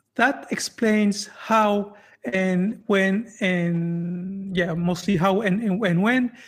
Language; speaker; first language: English; non-native, fluent; French